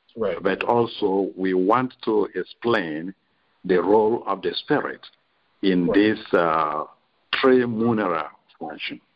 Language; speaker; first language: English; non-native, local second language; Igbo